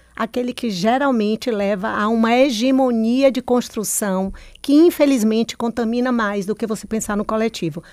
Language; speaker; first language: Portuguese; native; Portuguese